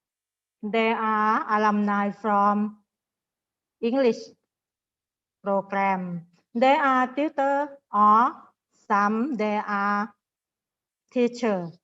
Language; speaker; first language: English; non-native, learner; Thai